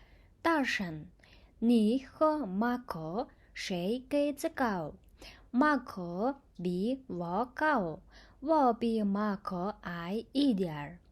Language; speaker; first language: Chinese; non-native, fluent; Mongolian